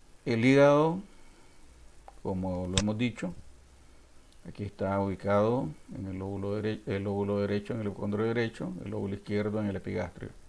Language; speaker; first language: Spanish; native; Spanish